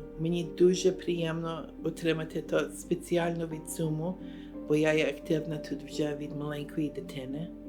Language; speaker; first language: Ukrainian; early bilingual, heritage; Ukrainian